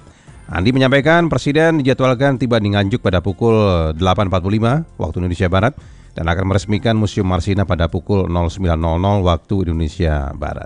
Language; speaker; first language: Indonesian; native; Indonesian